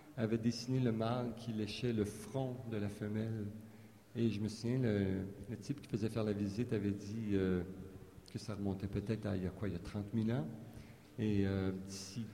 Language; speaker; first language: French; native; French